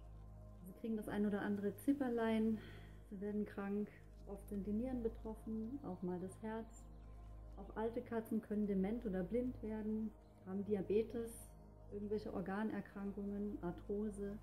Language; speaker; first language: German; native; German